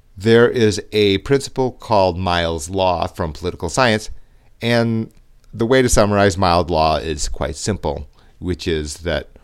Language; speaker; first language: English; native; English